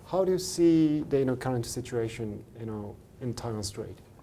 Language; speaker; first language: English; non-native, fluent; Japanese